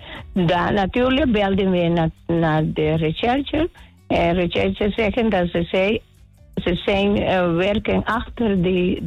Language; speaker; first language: Dutch; non-native, learner; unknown